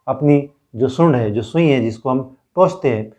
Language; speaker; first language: Hindi; non-native, local second language; Marathi